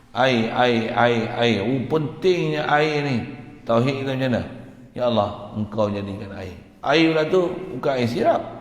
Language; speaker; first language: Malay; native; Malay